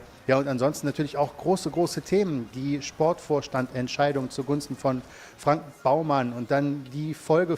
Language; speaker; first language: German; native; German